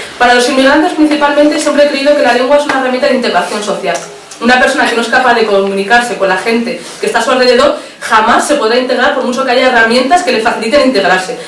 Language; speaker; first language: Spanish; early bilingual, other home language; Arabic